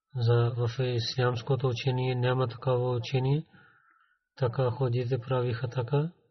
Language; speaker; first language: Bulgarian; non-native, learner; Urdu